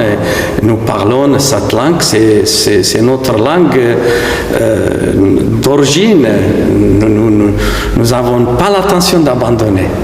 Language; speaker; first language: French; non-native, fluent; Aramaic